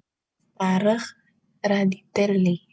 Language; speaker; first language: Russian; non-native, learner; Indonesian